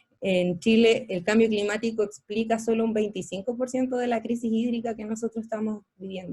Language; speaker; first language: Spanish; native; Spanish